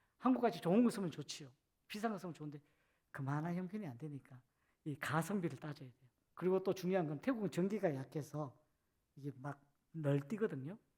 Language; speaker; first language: Korean; native; Korean